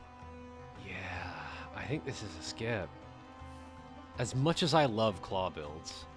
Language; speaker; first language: English; native; English